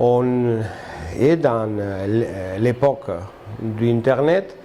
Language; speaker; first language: French; non-native, fluent; Spanish